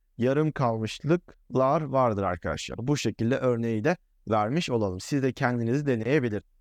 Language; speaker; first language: Turkish; native; Turkish